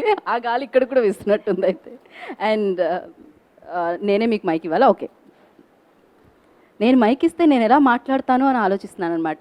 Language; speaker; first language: Telugu; native; Telugu